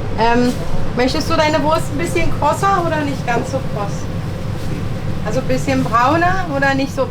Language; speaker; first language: German; native; German